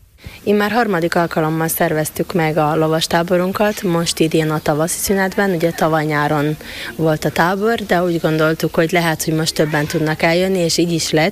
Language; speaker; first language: Hungarian; native; Hungarian